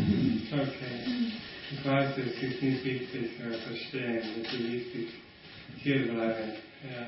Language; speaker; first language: German; non-native, learner; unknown